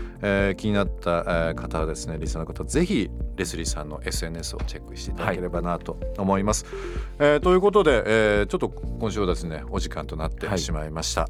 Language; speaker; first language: Japanese; native; Japanese